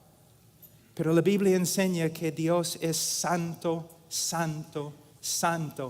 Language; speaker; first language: Spanish; non-native, fluent; English